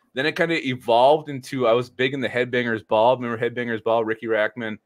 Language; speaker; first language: English; native; English